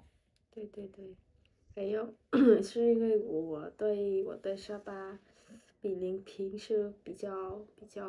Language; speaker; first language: Chinese; non-native, learner; Vietnamese